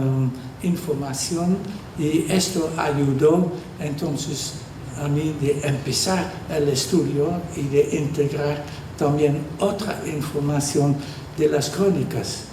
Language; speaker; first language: Spanish; non-native, fluent; Dutch